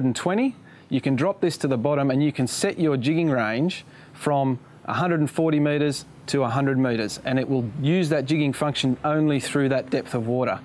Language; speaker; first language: English; native; English